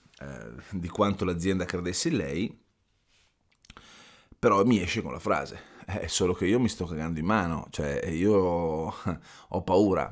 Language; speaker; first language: Italian; native; Italian